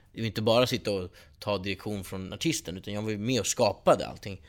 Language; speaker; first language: Swedish; early bilingual, other home language; Persian